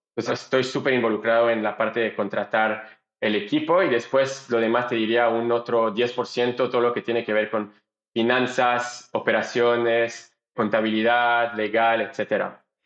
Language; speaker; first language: Spanish; non-native, fluent; French